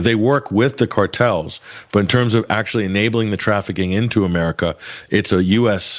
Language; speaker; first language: English; native; English